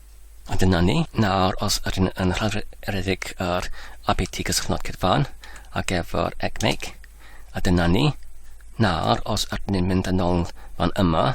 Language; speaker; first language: Welsh; non-native, learner; English